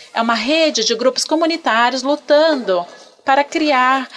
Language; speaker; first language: Portuguese; non-native, fluent; French